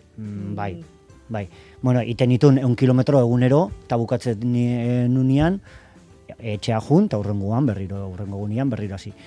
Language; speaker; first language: Basque; native; Basque